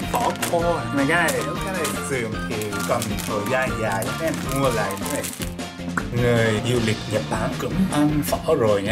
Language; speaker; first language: Vietnamese; non-native, learner; Japanese